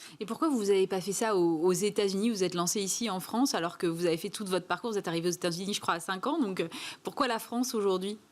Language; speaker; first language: French; native; French